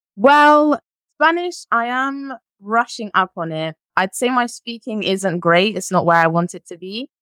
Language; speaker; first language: English; early bilingual, other home language; French